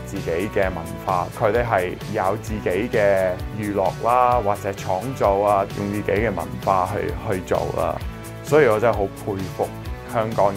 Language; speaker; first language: Chinese; non-native, fluent; English